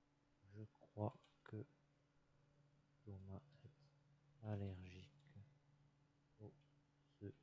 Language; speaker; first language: French; non-native, learner; English